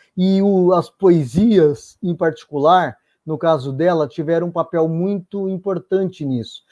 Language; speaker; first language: Portuguese; native; Portuguese